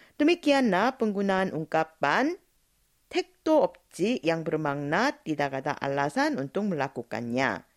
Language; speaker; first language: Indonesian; non-native, fluent; Korean